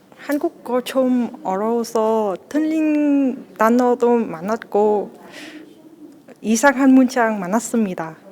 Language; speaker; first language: Korean; non-native, learner; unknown